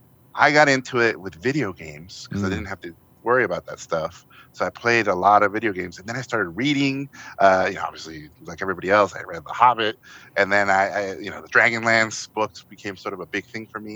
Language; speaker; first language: English; non-native, fluent; Spanish